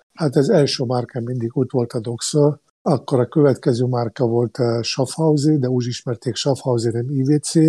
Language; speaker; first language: Hungarian; non-native, fluent; Arabic